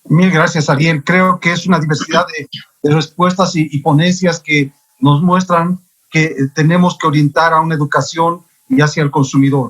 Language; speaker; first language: Spanish; native; Spanish